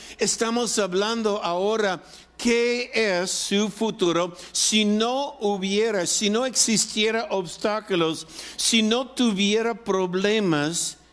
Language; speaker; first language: Spanish; non-native, fluent; English